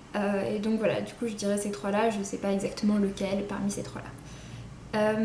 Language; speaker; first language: French; native; French